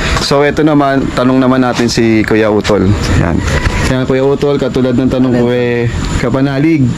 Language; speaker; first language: Filipino; native; Filipino